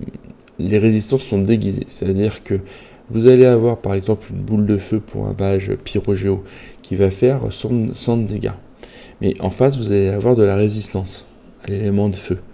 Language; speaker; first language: French; native; French